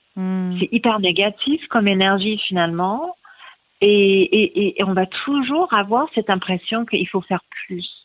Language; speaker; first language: French; non-native, fluent; English